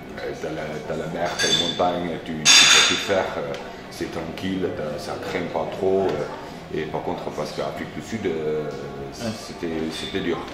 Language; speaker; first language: French; non-native, fluent; Afrikaans